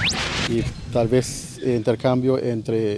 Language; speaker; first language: Spanish; non-native, fluent; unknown